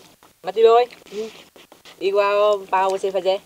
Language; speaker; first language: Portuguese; non-native, learner; Vietnamese